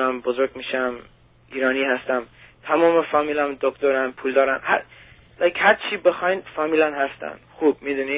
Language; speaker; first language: Persian; early bilingual, heritage; Persian